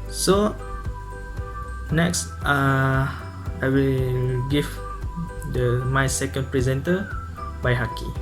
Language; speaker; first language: English; non-native, learner; Malay